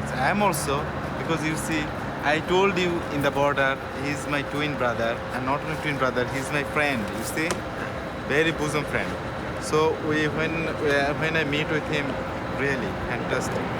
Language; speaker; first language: English; non-native, learner; Bangla